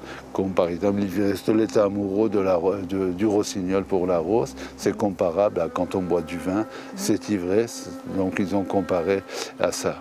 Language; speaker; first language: French; non-native, fluent; Persian